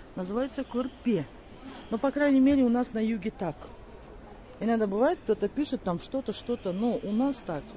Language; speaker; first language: Russian; non-native, local second language; Kazakh